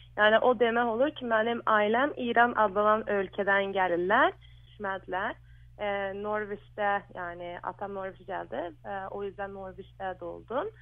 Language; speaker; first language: Azerbaijani; early bilingual, heritage; Azerbaijani